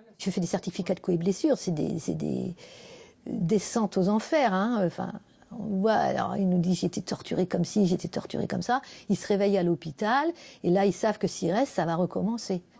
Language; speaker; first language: French; native; French